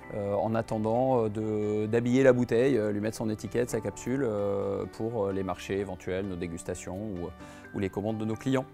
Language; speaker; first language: French; native; French